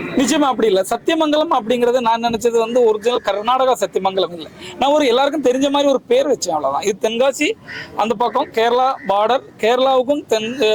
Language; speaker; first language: Tamil; non-native, local second language; Malayalam